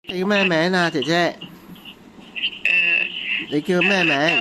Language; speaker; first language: Cantonese; native; Cantonese